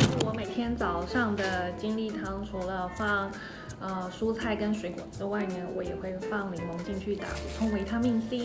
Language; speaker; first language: Chinese; native; Chinese